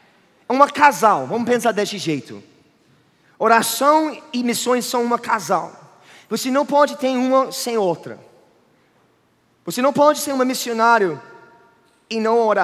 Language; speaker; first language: Portuguese; non-native, fluent; English